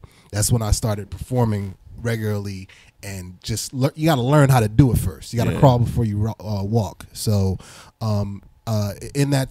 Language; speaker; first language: English; native; English